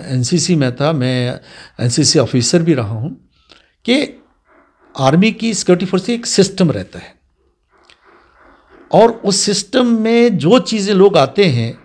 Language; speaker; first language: Hindi; non-native, local second language; Dogri